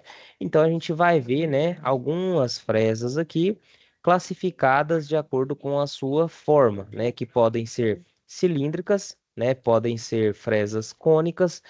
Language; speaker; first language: Portuguese; native; Portuguese